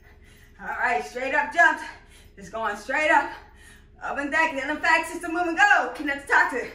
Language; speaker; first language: English; native; English